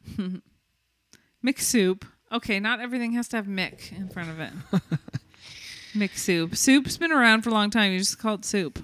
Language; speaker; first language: English; native; English